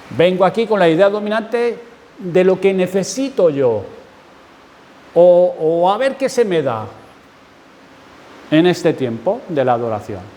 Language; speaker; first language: Spanish; native; Spanish